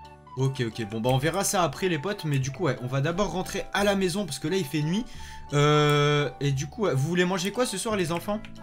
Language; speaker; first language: French; native; French